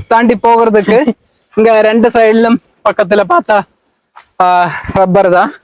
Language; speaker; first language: Tamil; non-native, local second language; Malayalam